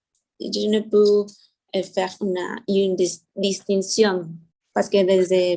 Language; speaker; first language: French; non-native, learner; Spanish